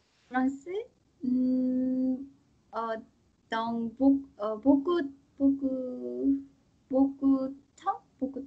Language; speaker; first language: French; non-native, learner; Korean